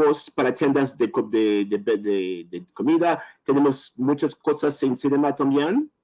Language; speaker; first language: Spanish; non-native, learner; French